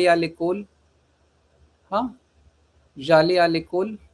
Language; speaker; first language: French; non-native, fluent; Hindi